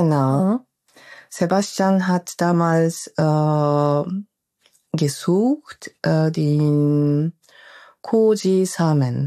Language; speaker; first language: German; non-native, fluent; Japanese